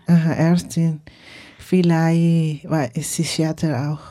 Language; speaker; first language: German; non-native, learner; Spanish